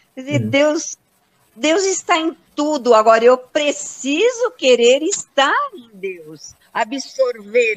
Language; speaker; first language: Portuguese; native; Portuguese